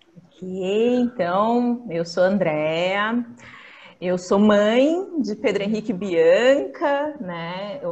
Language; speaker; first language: Portuguese; native; Portuguese